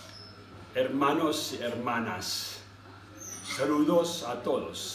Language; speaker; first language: Spanish; non-native, learner; Tibetan